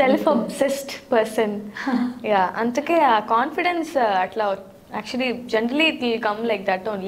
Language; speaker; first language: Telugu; non-native, learner; Tamil